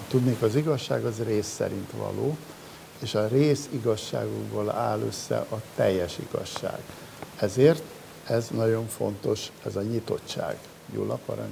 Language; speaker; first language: Hungarian; native; Hungarian